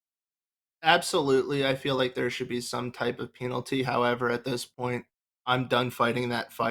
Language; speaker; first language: English; native; English